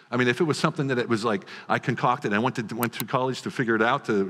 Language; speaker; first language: English; native; English